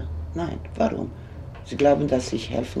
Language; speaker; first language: German; non-native, fluent; Swedish